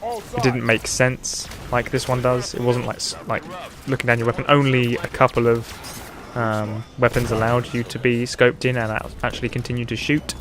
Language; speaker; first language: English; native; English